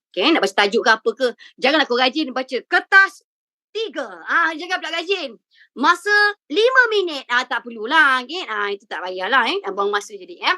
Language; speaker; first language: Malay; native; Malay